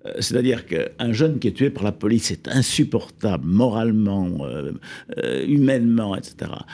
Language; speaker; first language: French; native; French